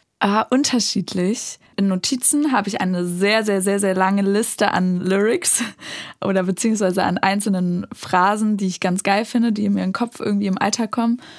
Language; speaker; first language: German; native; German